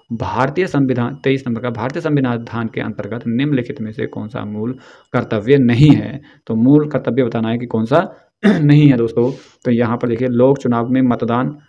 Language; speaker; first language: Hindi; native; Hindi